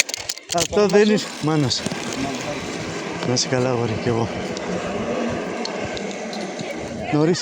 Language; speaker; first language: Greek; non-native, fluent; Armenian